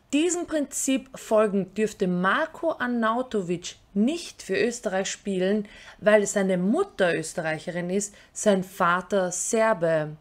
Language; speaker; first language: German; early bilingual, other home language; Albanian